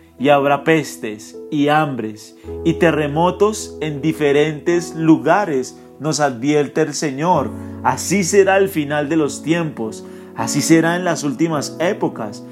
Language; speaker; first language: Spanish; native; Spanish